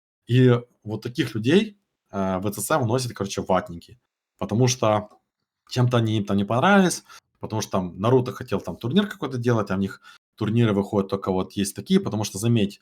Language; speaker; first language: Russian; native; Russian